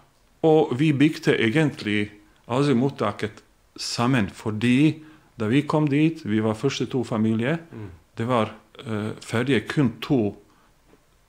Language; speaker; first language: Norwegian; non-native, fluent; Bosnian